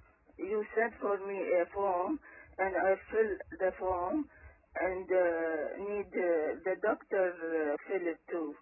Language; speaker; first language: English; early bilingual, other home language; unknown